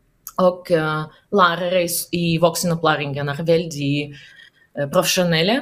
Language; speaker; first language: Norwegian; non-native, learner; Russian